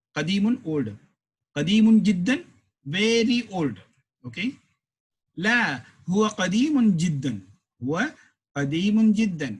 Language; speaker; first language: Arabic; non-native, fluent; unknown